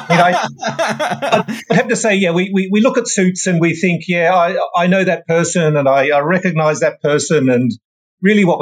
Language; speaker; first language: English; native; English